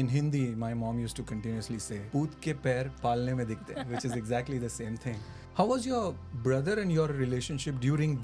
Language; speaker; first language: English; non-native, local second language; Hindi